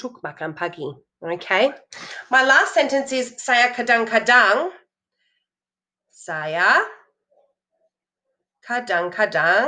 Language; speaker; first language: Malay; non-native, fluent; English